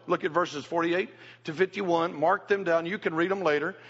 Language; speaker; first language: English; native; English